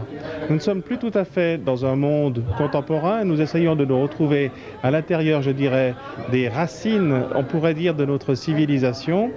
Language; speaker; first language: French; native; French